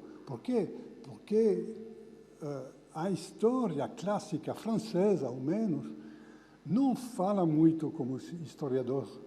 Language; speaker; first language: Portuguese; non-native, fluent; French